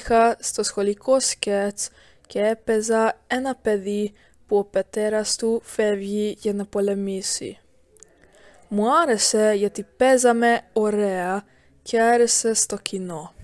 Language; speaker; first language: Greek; early bilingual, heritage; Greek